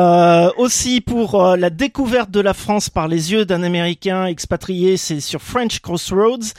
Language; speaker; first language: French; native; French